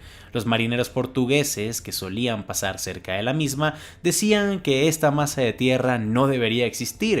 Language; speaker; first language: Spanish; native; Spanish